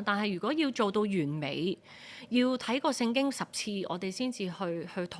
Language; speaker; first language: Cantonese; native; Cantonese